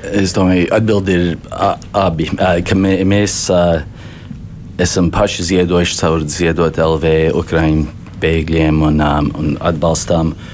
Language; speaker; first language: Latvian; early bilingual, heritage; Latvian